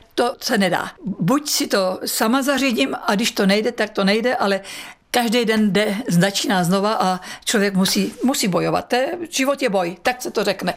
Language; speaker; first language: Czech; native; Czech